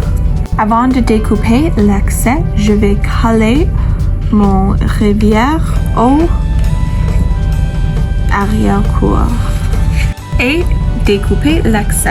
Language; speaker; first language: French; non-native, fluent; English